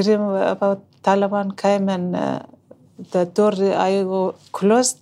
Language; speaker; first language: English; non-native, learner; Hazaragi